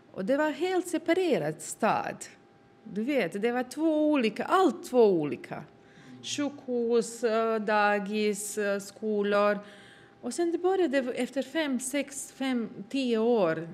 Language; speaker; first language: Swedish; non-native, fluent; Bosnian